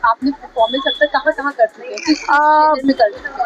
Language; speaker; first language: Hindi; native; Hindi